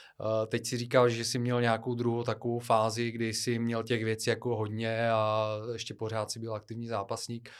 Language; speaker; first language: Czech; non-native, fluent; Bulgarian